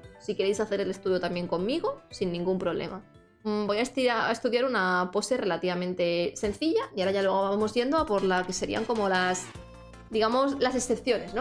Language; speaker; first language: Spanish; native; Spanish